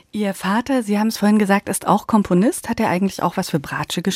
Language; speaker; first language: German; native; German